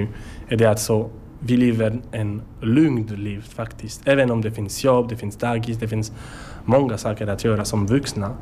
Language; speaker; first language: Swedish; non-native, learner; French